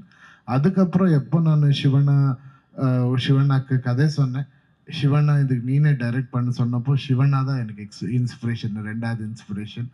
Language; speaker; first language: Tamil; non-native, fluent; Kannada